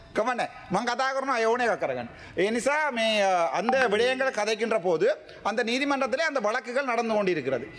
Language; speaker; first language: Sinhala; non-native, local second language; Tamil